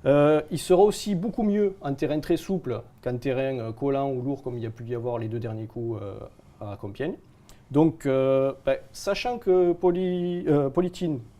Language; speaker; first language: French; native; French